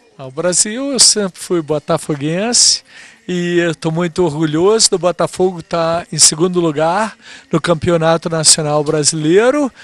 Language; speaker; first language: Portuguese; native; Portuguese